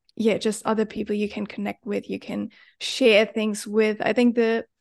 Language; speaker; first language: English; non-native, fluent; German